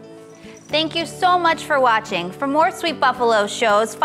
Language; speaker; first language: English; native; English